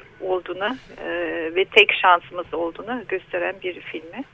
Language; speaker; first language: Turkish; non-native, learner; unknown